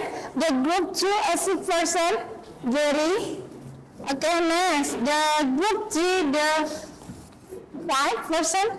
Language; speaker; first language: English; non-native, learner; Indonesian